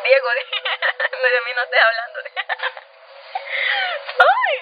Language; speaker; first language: Spanish; native; Spanish